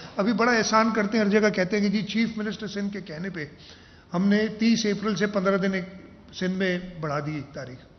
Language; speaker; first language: Urdu; non-native, local second language; Sindhi